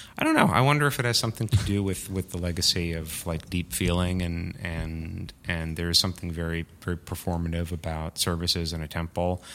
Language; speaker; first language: English; native; English